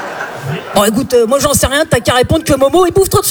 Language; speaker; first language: French; native; French